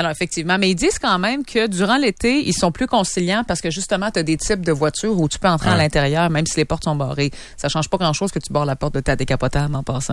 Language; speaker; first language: French; native; French